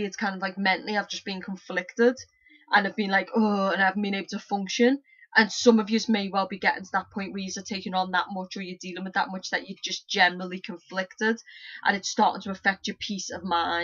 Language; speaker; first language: English; native; English